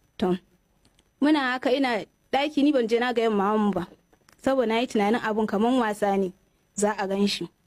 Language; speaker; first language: Hausa; native; Hausa